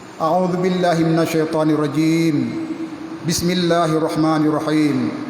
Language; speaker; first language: Malay; non-native, local second language; Achinese